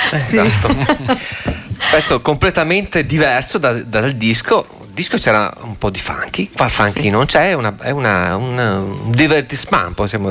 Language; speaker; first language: Italian; native; Italian